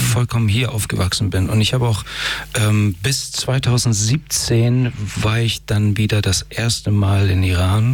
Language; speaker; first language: German; early bilingual, other home language; Persian